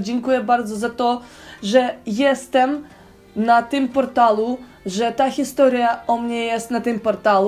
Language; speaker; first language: Polish; non-native, learner; Ukrainian